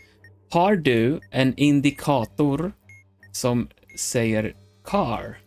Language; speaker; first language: Swedish; non-native, learner; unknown